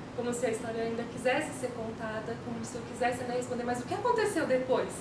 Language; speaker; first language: Portuguese; early bilingual, other home language; Spanish